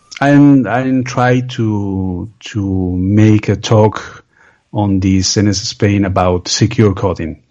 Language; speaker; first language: English; non-native, learner; Spanish